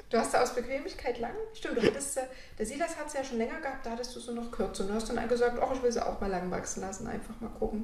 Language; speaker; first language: German; native; German